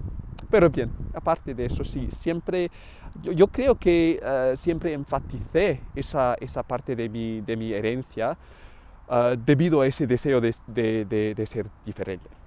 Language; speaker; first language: Spanish; non-native, fluent; English